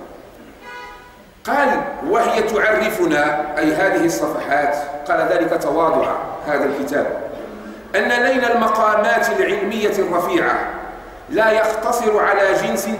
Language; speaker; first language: Arabic; native; Arabic